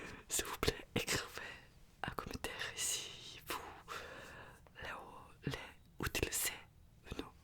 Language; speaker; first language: French; non-native, learner; Russian